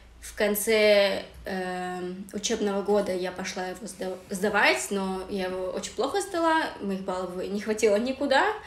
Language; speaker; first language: Russian; native; Russian